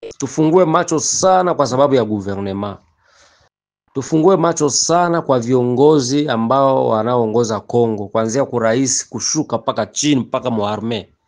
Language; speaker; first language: Swahili; native; Swahili